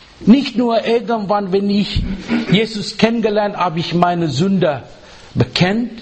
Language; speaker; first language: German; non-native, learner; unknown